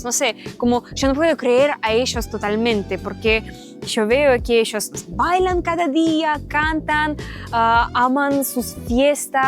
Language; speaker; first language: Spanish; non-native, learner; Russian